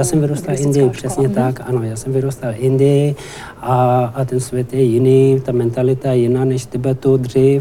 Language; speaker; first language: Czech; non-native, learner; Tibetan